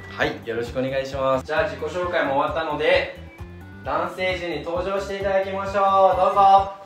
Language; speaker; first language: Japanese; native; Japanese